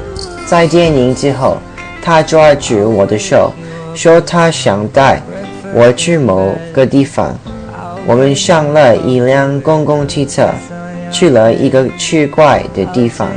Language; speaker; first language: Chinese; non-native, learner; English